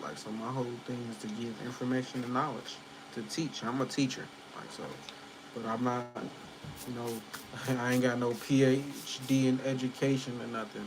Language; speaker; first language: English; native; English